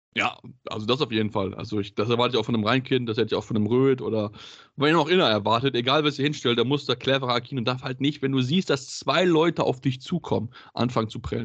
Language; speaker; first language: German; native; German